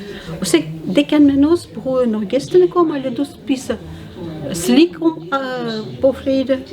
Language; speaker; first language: Danish; non-native, learner; Russian